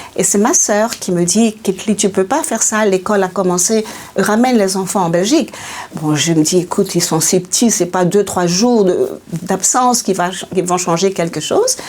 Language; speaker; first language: French; native; French